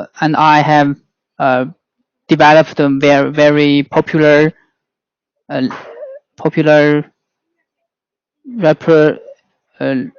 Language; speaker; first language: English; non-native, learner; Chinese